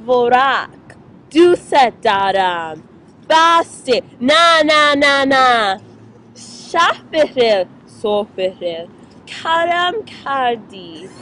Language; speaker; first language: Persian; non-native, learner; English